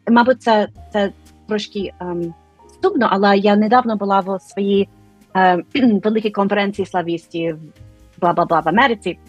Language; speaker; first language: Ukrainian; non-native, fluent; English